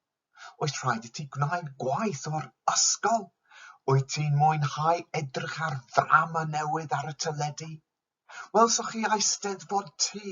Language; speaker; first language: Welsh; non-native, local second language; English